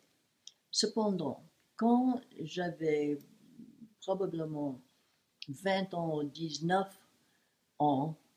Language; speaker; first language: French; non-native, learner; English